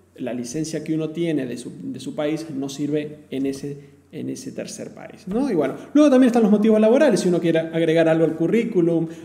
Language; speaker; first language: Spanish; native; Spanish